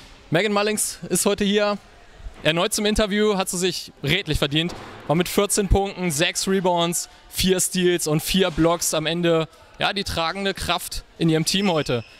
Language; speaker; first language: German; native; German